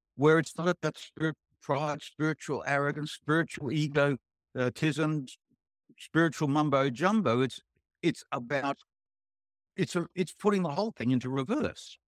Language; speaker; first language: English; native; English